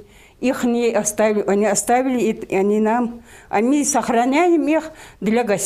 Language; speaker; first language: Russian; non-native, local second language; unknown